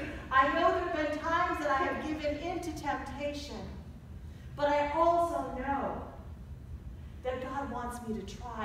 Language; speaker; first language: English; native; English